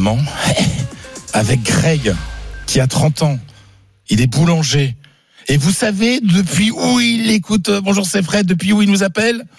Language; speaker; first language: French; native; French